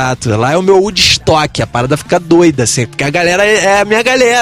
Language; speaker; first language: Portuguese; native; Portuguese